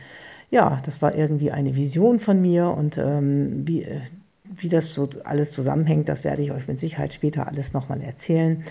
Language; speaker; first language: German; native; German